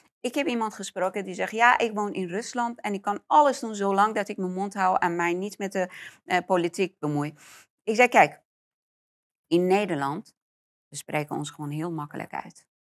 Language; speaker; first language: Dutch; non-native, fluent; Persian